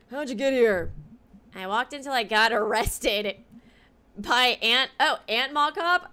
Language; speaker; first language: English; native; English